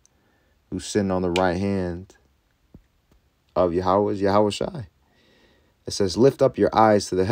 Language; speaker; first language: English; native; English